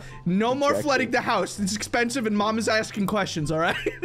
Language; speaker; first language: English; native; English